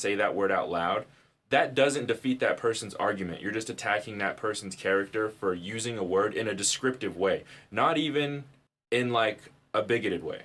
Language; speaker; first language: English; native; English